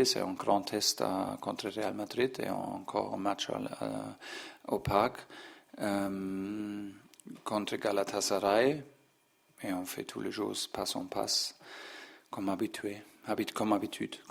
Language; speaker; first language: French; non-native, learner; German